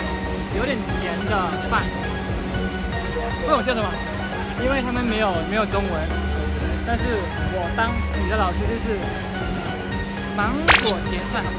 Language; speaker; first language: Chinese; non-native, learner; Thai